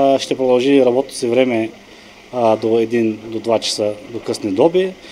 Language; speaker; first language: Bulgarian; non-native, local second language; Turkish